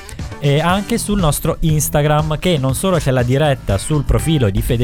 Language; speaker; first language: Italian; native; Italian